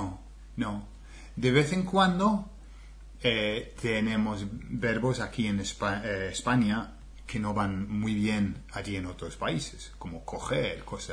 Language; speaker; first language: Spanish; non-native, fluent; English